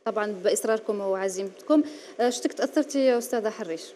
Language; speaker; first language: Arabic; native; Arabic